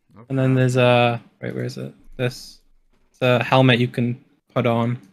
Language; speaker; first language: English; native; English